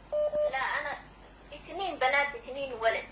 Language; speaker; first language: Arabic; non-native, learner; Somali